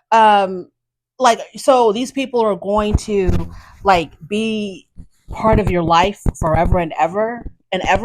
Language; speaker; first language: English; native; English